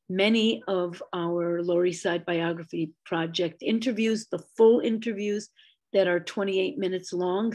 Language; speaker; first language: English; native; English